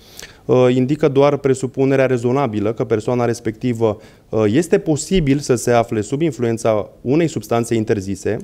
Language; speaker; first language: Romanian; native; Romanian